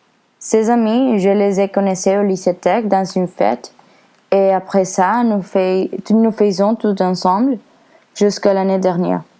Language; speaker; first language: French; non-native, learner; Spanish